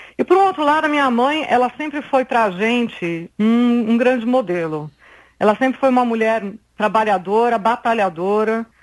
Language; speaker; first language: Portuguese; native; Portuguese